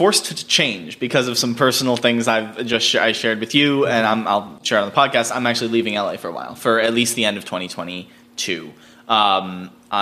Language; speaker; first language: English; native; English